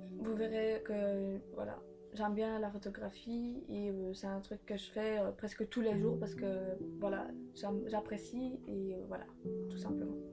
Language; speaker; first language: French; early bilingual, other home language; Polish